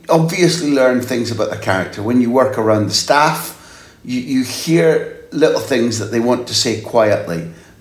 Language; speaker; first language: English; native; English